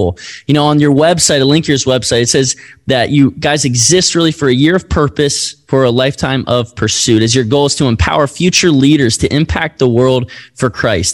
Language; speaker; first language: English; native; English